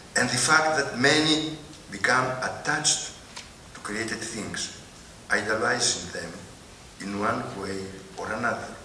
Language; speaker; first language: English; non-native, fluent; Greek